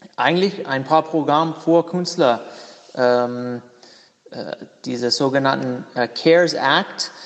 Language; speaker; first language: German; non-native, learner; English